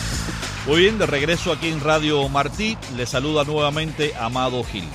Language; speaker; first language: Spanish; native; Spanish